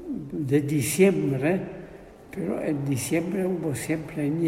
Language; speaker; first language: Spanish; non-native, fluent; Polish